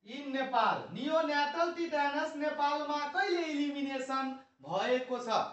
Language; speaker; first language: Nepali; non-native, local second language; Maithili